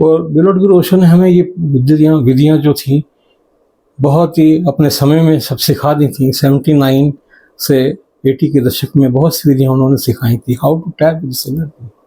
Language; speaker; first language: Hindi; native; Hindi